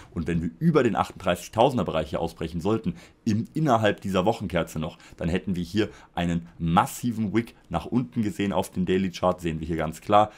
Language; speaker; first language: German; native; German